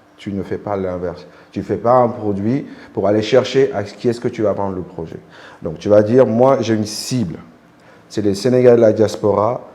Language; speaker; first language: French; non-native, local second language; Wolof